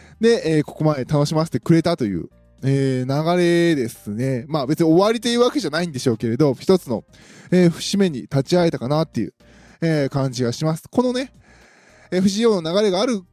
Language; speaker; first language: Japanese; native; Japanese